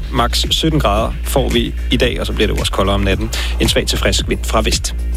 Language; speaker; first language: Danish; native; Danish